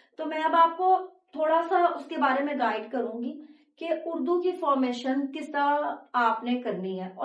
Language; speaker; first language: Urdu; native; Urdu